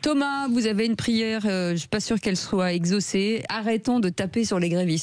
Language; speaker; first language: French; native; French